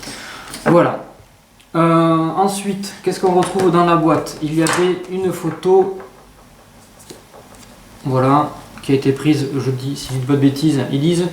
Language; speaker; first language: French; native; French